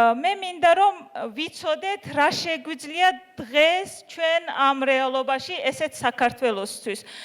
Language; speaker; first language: Georgian; non-native, local second language; Azerbaijani